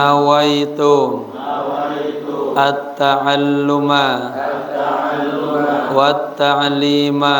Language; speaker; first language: Arabic; non-native, fluent; Indonesian